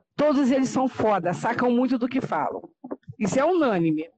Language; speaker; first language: Portuguese; native; Portuguese